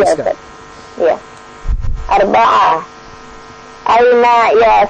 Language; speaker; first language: Arabic; non-native, learner; Indonesian